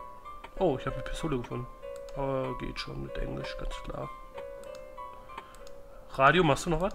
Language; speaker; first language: German; native; German